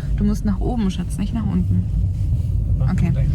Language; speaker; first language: German; non-native, fluent; Turkish